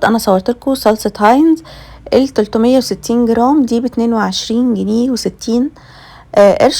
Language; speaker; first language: Arabic; native; Arabic